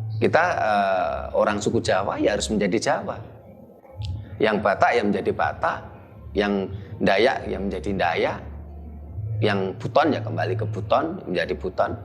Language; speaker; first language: Indonesian; native; Indonesian